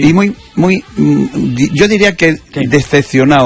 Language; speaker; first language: Spanish; native; Spanish